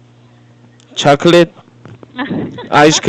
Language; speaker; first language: English; non-native, fluent; Korean